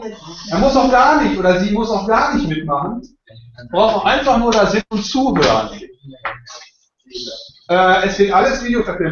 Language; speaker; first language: German; native; German